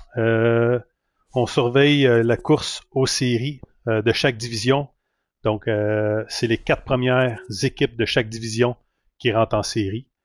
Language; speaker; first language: French; native; French